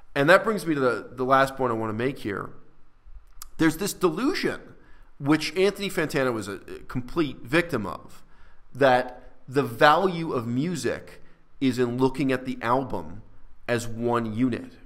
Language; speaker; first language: English; native; English